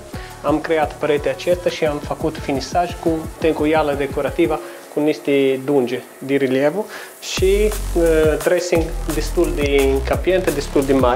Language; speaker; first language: Romanian; non-native, fluent; Italian